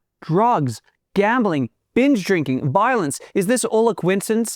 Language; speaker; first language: English; native; English